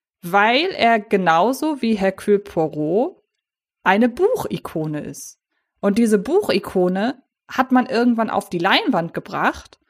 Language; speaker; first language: German; native; German